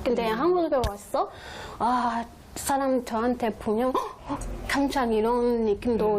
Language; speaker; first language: Korean; non-native, learner; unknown